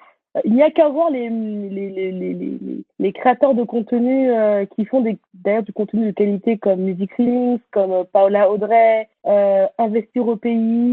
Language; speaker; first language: French; native; French